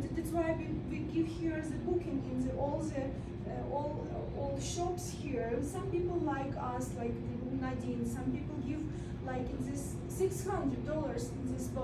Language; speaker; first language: English; non-native, learner; Russian